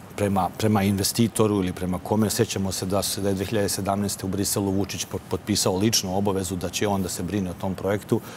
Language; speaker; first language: Serbian; native; Serbian